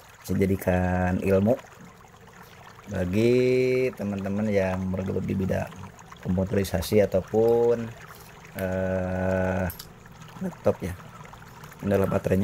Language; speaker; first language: Indonesian; native; Indonesian